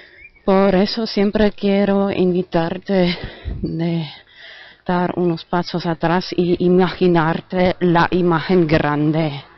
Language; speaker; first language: Spanish; non-native, fluent; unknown